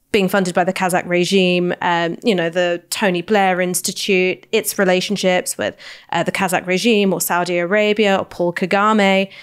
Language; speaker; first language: English; native; English